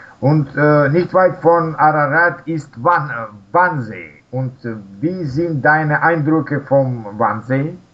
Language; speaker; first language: German; non-native, learner; Russian